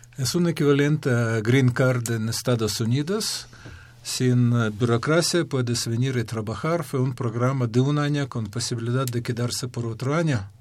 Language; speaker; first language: Spanish; non-native, fluent; Ukrainian